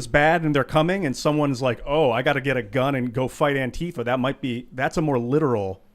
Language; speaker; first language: English; native; English